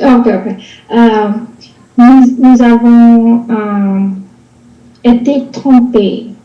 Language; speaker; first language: French; non-native, learner; English